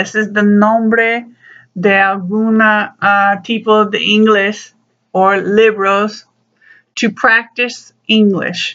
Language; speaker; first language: Spanish; non-native, learner; English